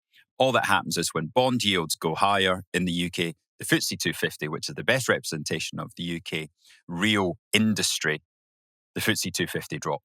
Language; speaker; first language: English; native; English